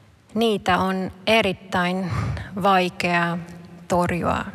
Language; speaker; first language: Finnish; non-native, fluent; Ukrainian